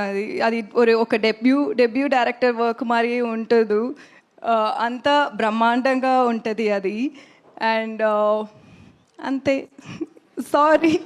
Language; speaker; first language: Telugu; non-native, learner; Tamil